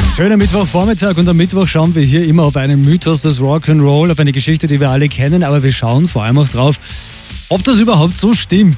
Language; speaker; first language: German; native; German